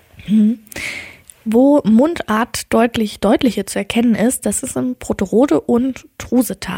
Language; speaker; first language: German; native; German